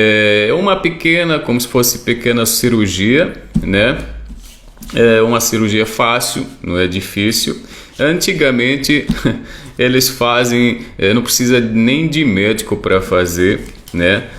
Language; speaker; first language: Portuguese; non-native, fluent; Arabic